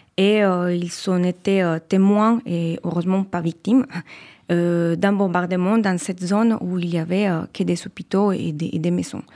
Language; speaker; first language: French; non-native, fluent; Spanish